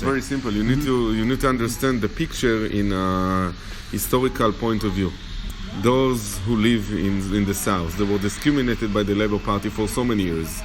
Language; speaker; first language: English; non-native, fluent; Hebrew